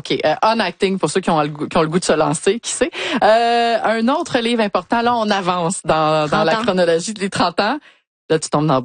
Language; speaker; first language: French; native; French